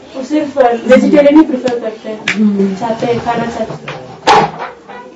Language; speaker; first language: Hindi; non-native, local second language; Tamil